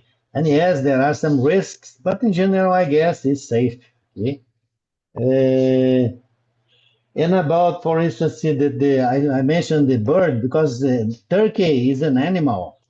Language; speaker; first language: English; non-native, learner; Portuguese